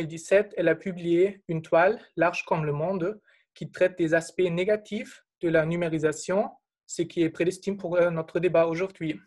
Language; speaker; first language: French; non-native, fluent; German